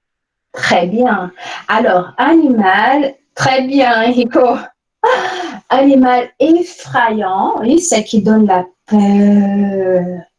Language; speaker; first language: French; non-native, fluent; Portuguese